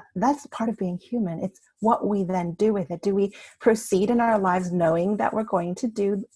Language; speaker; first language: English; native; English